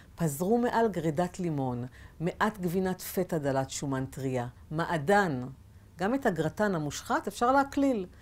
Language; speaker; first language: Hebrew; native; Hebrew